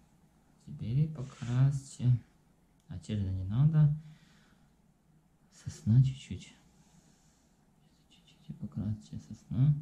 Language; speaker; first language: Russian; non-native, learner; Chinese